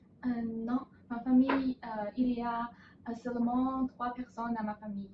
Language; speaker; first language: French; non-native, learner; Chinese